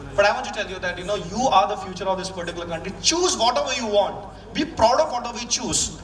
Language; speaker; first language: English; non-native, local second language; Malayalam